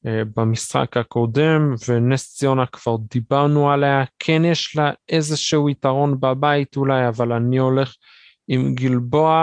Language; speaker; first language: Hebrew; native; Hebrew